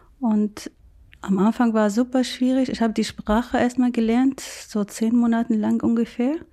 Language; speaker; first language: German; non-native, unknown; Arabic